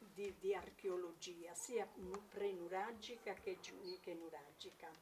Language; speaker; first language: Italian; native; Italian